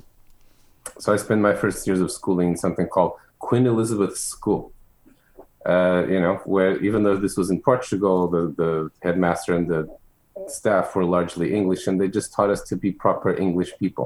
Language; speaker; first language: English; non-native, fluent; Portuguese